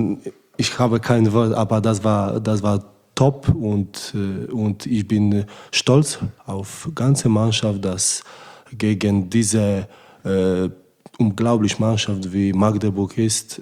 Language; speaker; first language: German; non-native, learner; Polish